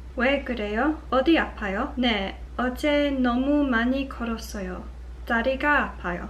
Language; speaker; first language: Korean; non-native, learner; English